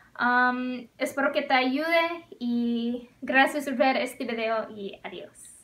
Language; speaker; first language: Spanish; non-native, fluent; English